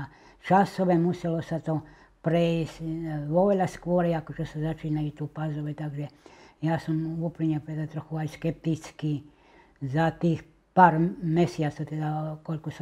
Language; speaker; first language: Slovak; native; Slovak